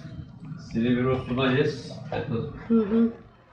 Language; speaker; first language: Russian; non-native, learner; Turkish